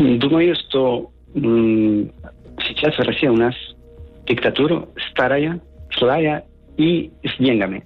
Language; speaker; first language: Russian; non-native, learner; Spanish